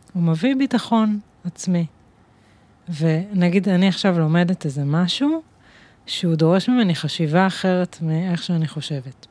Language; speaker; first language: Hebrew; native; Hebrew